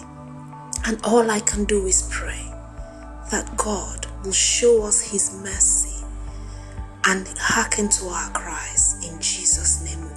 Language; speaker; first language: English; non-native, local second language; Igbo